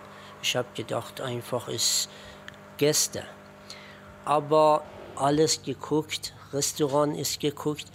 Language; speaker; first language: German; non-native, learner; Persian